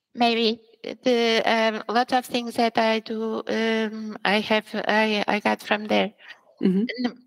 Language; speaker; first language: English; early bilingual, other home language; Portuguese